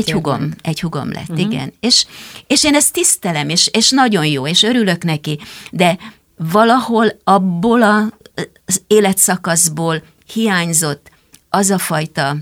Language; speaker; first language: Hungarian; native; Hungarian